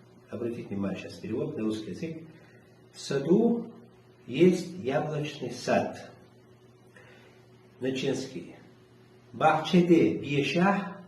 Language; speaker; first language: Russian; non-native, local second language; Chechen